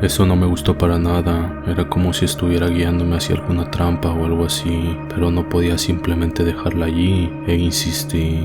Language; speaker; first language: Spanish; native; Spanish